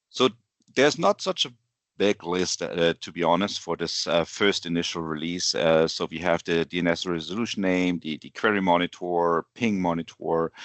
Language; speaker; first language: English; non-native, fluent; German